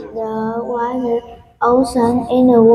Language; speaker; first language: English; non-native, learner; Vietnamese